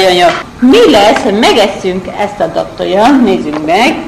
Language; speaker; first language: Hungarian; non-native, learner; Hebrew